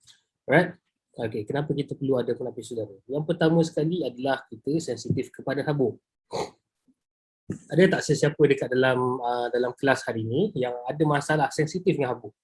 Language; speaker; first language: Malay; native; Malay